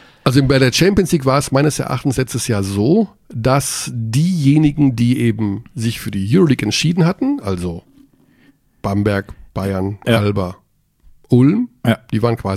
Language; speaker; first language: German; native; German